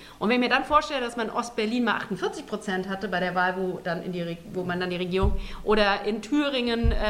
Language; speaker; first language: German; native; German